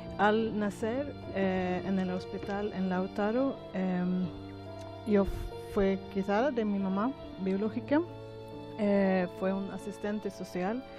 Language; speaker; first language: Spanish; non-native, learner; Swedish